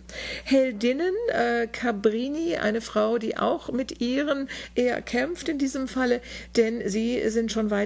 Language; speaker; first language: German; native; German